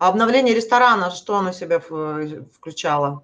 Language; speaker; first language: Russian; native; Russian